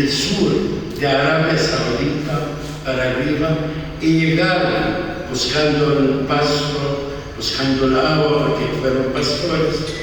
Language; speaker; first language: Spanish; non-native, fluent; Arabic